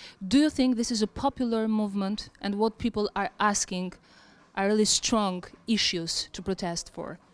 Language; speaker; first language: English; non-native, fluent; Albanian